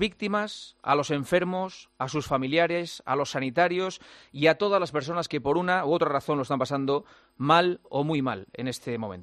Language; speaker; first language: Spanish; native; Spanish